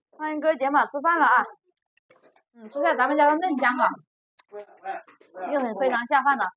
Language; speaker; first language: Chinese; native; Chinese